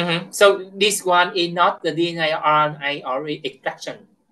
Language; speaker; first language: English; non-native, fluent; Vietnamese